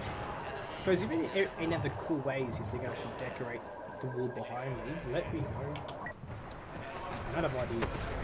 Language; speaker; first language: English; native; English